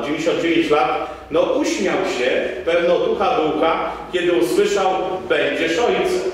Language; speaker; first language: Polish; native; Polish